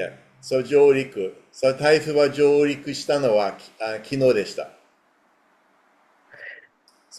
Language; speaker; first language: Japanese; non-native, fluent; English